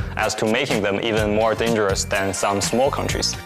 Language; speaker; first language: English; non-native, fluent; Chinese